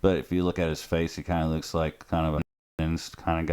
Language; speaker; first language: English; native; English